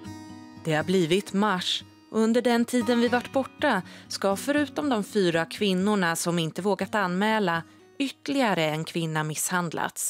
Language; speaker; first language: Swedish; native; Swedish